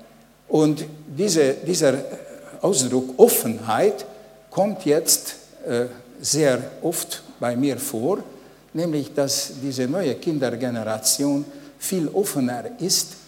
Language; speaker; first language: German; non-native, fluent; Hungarian